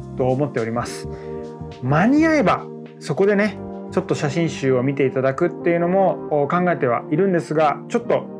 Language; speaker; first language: Japanese; early bilingual, other home language; French